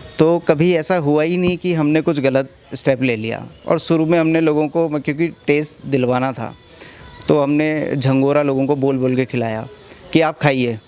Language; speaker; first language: Hindi; native; Hindi